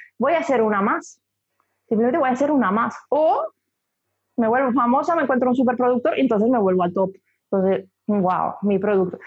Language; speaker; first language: Spanish; non-native, fluent; Italian